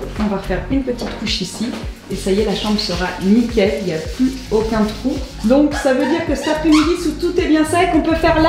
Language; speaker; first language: French; native; French